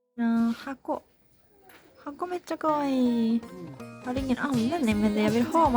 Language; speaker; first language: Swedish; non-native, learner; Japanese